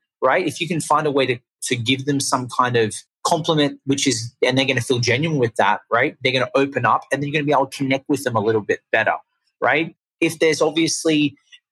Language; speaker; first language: English; native; English